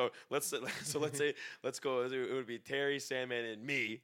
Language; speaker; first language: English; native; English